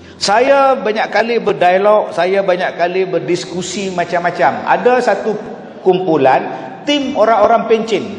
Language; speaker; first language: Malay; native; Malay